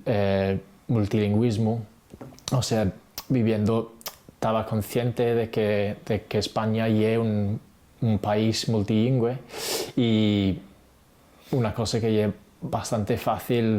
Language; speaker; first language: Spanish; non-native, fluent; English